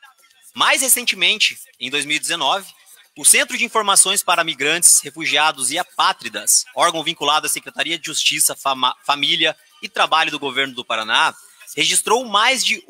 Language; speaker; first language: Portuguese; native; Portuguese